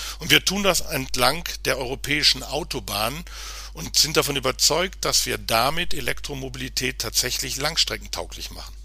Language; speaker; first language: German; native; German